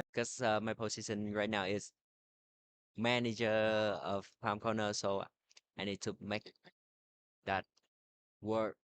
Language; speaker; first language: English; non-native, learner; Vietnamese